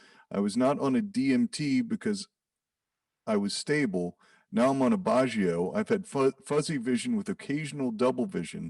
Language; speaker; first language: English; native; English